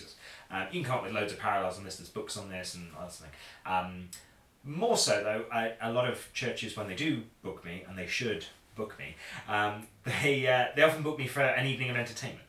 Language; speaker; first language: English; native; English